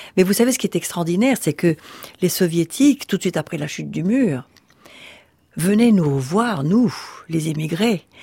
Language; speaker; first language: French; early bilingual, other home language; Russian